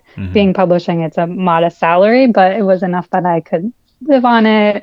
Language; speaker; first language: English; native; English